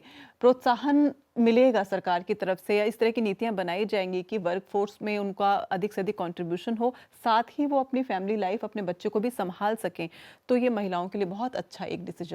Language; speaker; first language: Hindi; native; Hindi